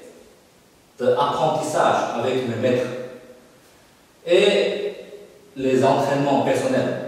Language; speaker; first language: French; non-native, fluent; Chinese